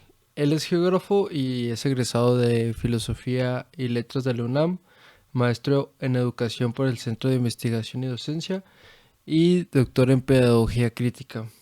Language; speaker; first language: Spanish; native; Spanish